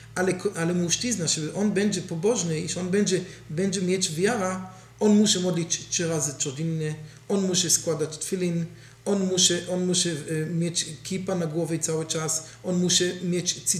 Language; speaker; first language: Polish; non-native, learner; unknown